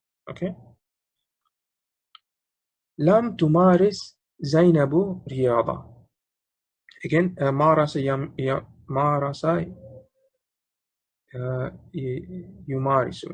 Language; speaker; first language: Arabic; non-native, fluent; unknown